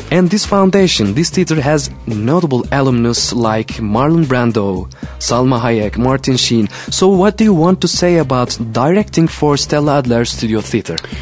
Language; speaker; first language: English; non-native, fluent; Turkish